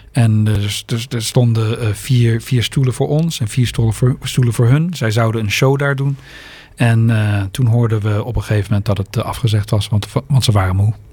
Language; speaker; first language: Dutch; native; Dutch